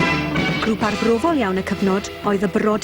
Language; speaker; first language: Welsh; native; Welsh